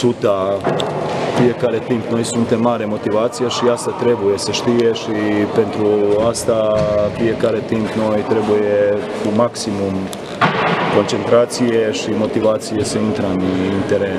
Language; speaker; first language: Romanian; non-native, learner; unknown